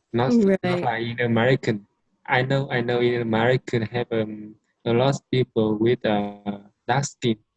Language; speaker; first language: English; non-native, learner; Vietnamese